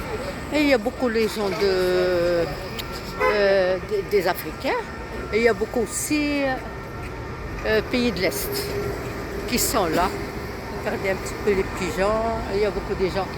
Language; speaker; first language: French; non-native, local second language; Arabic